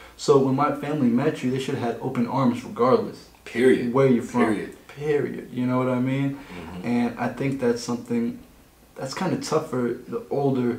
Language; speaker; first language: English; native; English